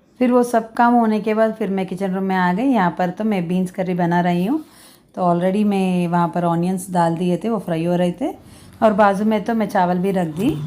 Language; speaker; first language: Hindi; non-native, local second language; Telugu